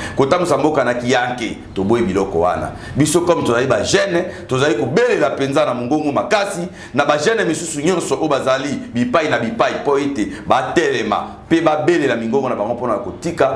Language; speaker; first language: Lingala; native; Lingala